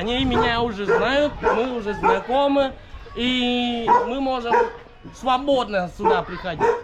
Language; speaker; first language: Russian; non-native, fluent; Khmer